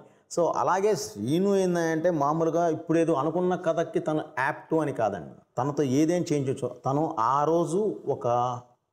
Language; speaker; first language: Telugu; native; Telugu